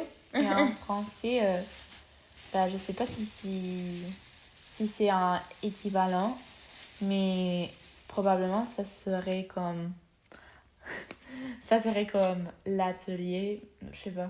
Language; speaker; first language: French; non-native, learner; Spanish